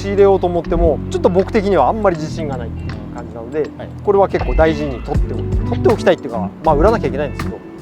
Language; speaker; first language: Japanese; native; Japanese